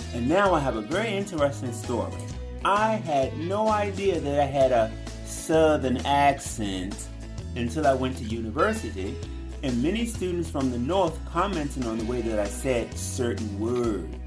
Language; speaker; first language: English; native; English